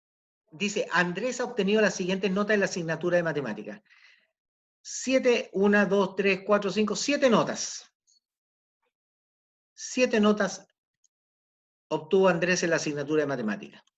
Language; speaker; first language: Spanish; native; Spanish